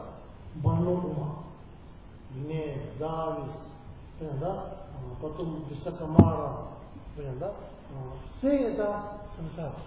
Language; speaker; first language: Russian; non-native, learner; Tibetan